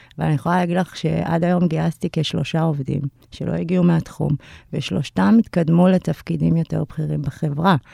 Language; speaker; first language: Hebrew; early bilingual, other home language; Amharic